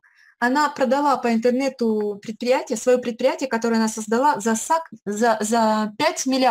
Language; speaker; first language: Russian; native; Russian